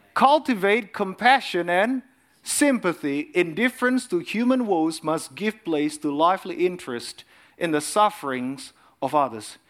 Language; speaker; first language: English; non-native, fluent; Indonesian